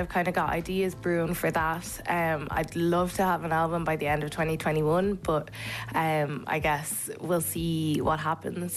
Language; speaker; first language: English; native; English